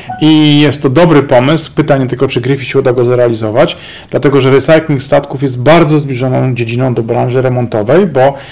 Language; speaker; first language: Polish; native; Polish